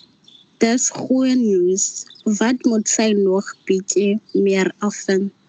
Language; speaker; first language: Dutch; non-native, learner; Afrikaans